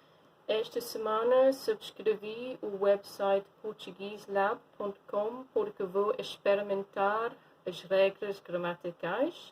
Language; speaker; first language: Portuguese; non-native, fluent; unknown